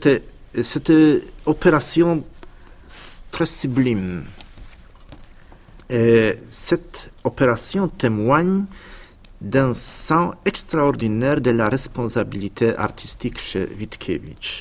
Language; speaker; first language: French; non-native, fluent; Polish